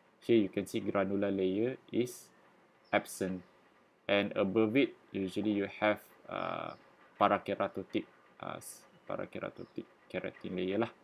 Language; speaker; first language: English; non-native, local second language; Malay